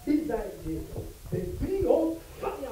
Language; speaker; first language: Dutch; non-native, fluent; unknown